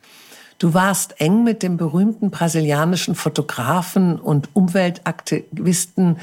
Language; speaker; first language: German; native; German